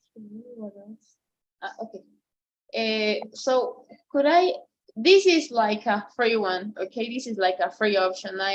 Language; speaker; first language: English; non-native, fluent; Spanish